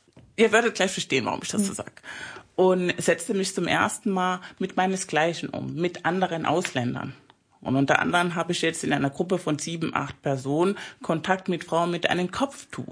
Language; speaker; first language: German; early bilingual, other home language; Spanish